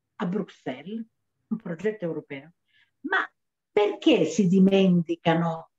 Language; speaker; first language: Italian; native; Italian